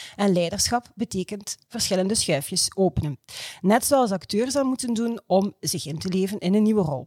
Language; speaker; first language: Dutch; native; Dutch